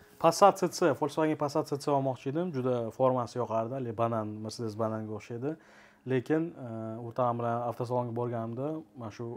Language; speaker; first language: Uzbek; early bilingual, heritage; Uzbek